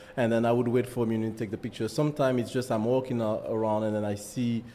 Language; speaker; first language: English; non-native, fluent; French